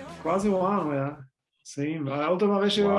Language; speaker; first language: Portuguese; non-native, fluent; German